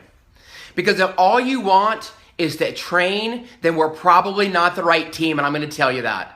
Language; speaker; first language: English; native; English